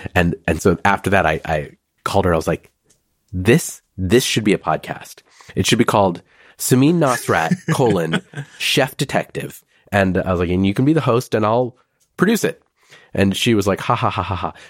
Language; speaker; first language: English; early bilingual, other home language; Hindi